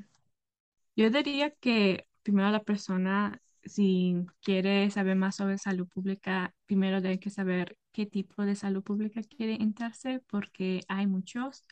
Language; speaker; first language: Spanish; early bilingual, heritage; Spanish